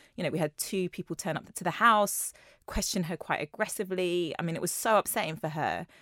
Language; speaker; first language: English; native; English